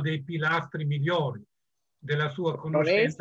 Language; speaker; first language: Italian; non-native, fluent; Albanian